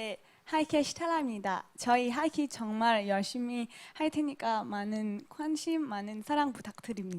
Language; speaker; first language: Korean; non-native, local second language; Thai